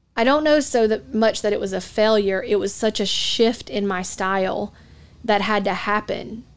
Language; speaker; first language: English; native; English